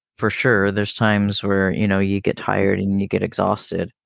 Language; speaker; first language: English; native; English